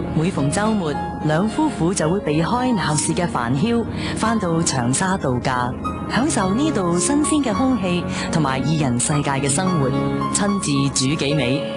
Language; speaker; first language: Cantonese; native; Cantonese